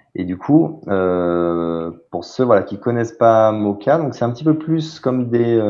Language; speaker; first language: French; native; French